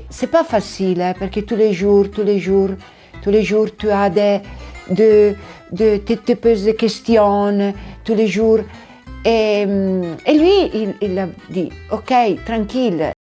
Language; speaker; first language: French; non-native, learner; Italian